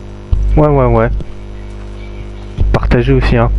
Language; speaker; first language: French; native; French